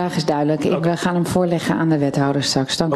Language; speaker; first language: Dutch; native; Dutch